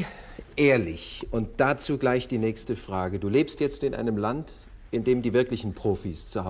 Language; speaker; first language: German; native; German